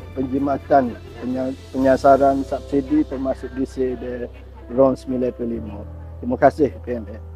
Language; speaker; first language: Malay; native; Malay